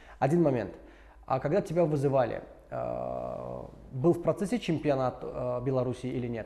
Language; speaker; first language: Russian; non-native, local second language; Tajik